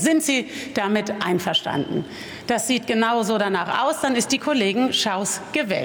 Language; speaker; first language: German; native; German